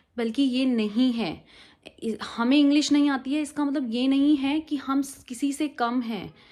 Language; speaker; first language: Hindi; native; Hindi